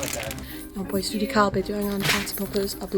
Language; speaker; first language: Welsh; native; Welsh